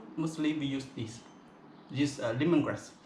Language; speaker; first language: English; non-native, local second language; Khmer